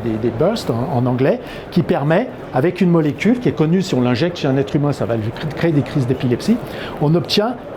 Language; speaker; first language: French; native; French